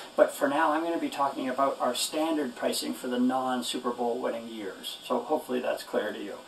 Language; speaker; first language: English; native; English